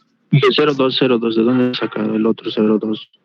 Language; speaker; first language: Spanish; native; Spanish